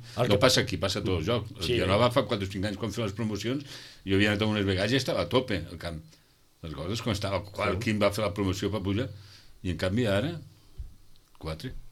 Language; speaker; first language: Catalan; native; Catalan